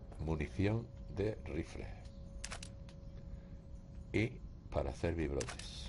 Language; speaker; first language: Spanish; native; Spanish